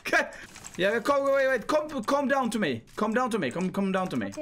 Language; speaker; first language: English; non-native, fluent; Swedish